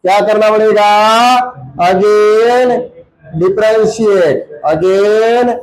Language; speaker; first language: Hindi; non-native, local second language; Marathi